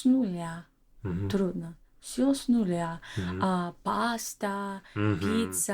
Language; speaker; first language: Russian; non-native, learner; English